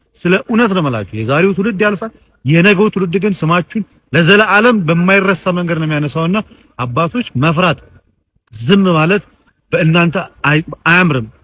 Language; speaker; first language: Amharic; native; Amharic